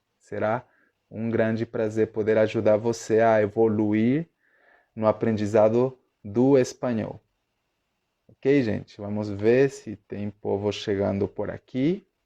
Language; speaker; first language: Portuguese; non-native, fluent; Spanish